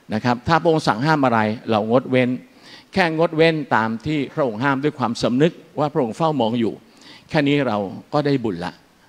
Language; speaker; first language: Thai; native; Thai